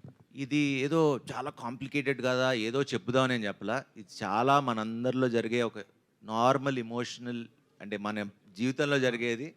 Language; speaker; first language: Telugu; native; Telugu